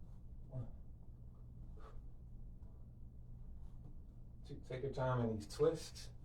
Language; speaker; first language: English; native; English